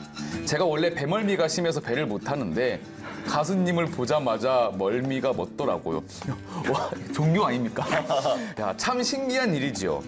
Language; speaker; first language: Korean; native; Korean